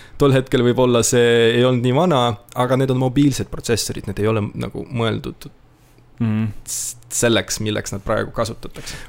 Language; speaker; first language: Estonian; non-native, local second language; Russian